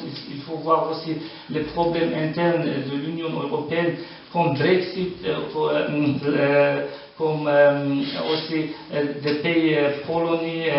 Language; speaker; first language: French; non-native, learner; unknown